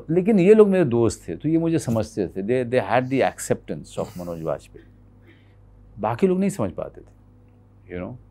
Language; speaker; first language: Hindi; native; Hindi